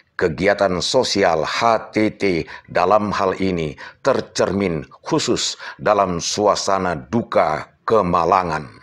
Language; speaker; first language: Indonesian; native; Indonesian